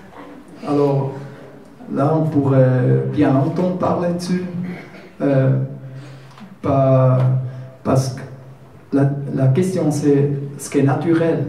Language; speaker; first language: French; non-native, learner; German